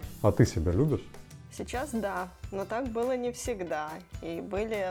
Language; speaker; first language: Russian; native; Russian